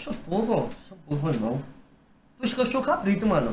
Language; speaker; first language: Portuguese; native; Portuguese